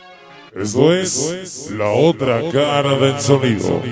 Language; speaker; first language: Spanish; native; Spanish